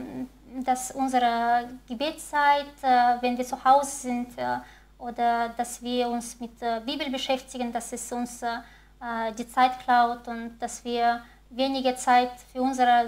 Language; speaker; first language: German; non-native, fluent; Chinese